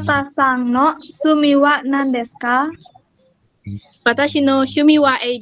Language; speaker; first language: Japanese; non-native, learner; Indonesian